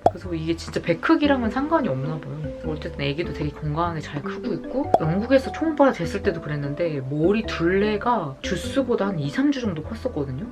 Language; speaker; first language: Korean; native; Korean